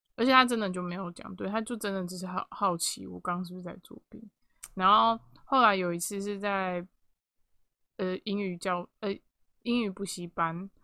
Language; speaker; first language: Chinese; native; Chinese